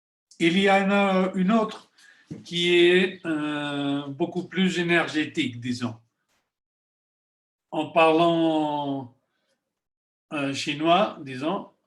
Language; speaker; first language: French; non-native, fluent; Spanish